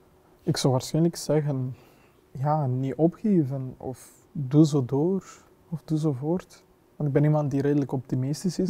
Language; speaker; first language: Dutch; non-native, fluent; Kinyarwanda